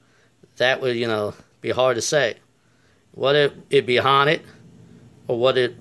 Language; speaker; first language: English; native; English